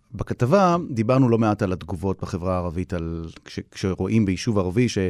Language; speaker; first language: Hebrew; native; Hebrew